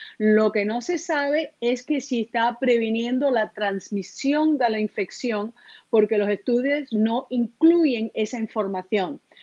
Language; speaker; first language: Spanish; early bilingual, heritage; Spanish